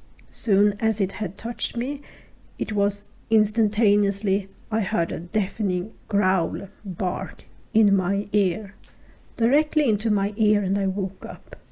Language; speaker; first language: English; non-native, fluent; Swedish